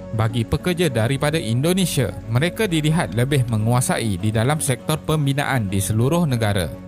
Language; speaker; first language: Malay; native; Malay